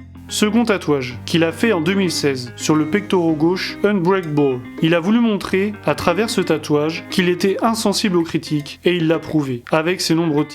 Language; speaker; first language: French; native; French